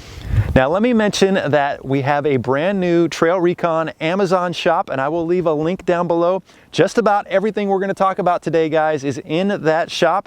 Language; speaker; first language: English; native; English